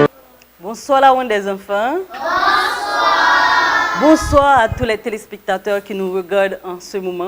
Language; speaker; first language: French; non-native, local second language; Haitian Creole